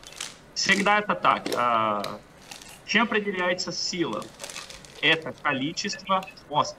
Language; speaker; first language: Russian; non-native, fluent; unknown